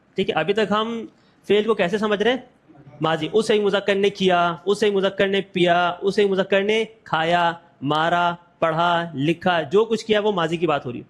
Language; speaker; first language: Urdu; native; Urdu